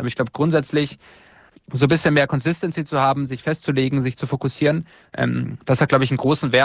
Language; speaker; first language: German; native; German